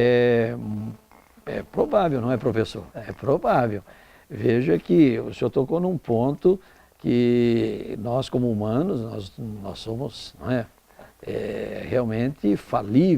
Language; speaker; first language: Portuguese; native; Portuguese